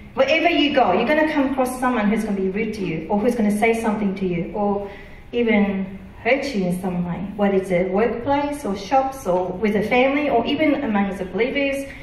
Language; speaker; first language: English; non-native, fluent; Japanese